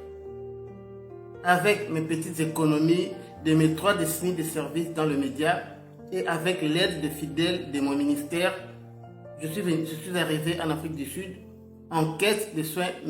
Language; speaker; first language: French; non-native, local second language; Lingala